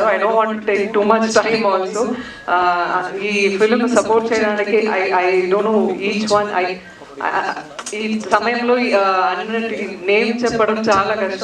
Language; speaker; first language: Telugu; non-native, learner; Tamil